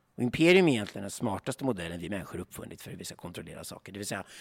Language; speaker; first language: Swedish; native; Swedish